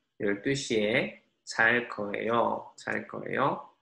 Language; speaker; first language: Korean; native; Korean